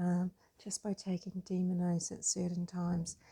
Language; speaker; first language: English; native; English